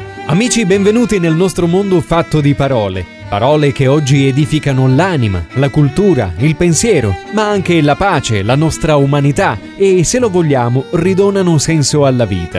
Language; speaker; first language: Italian; native; Italian